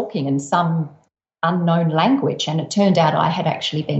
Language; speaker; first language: English; native; English